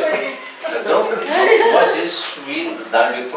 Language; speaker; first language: French; non-native, local second language; Malagasy